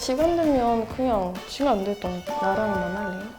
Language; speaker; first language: Korean; non-native, fluent; English